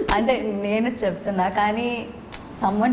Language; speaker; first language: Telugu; non-native, learner; Malayalam